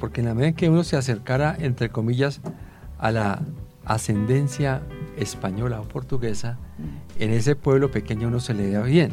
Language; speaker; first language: Spanish; native; Spanish